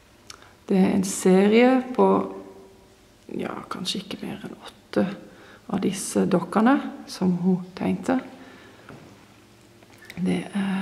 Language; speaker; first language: Norwegian; non-native, fluent; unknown